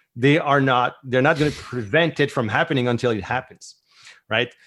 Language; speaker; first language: English; non-native, fluent; French